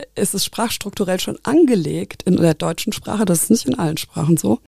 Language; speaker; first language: German; native; German